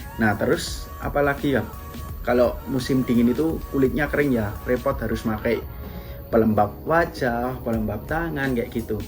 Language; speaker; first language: Indonesian; non-native, local second language; Javanese